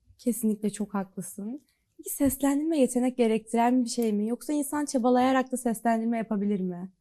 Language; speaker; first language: Turkish; native; Turkish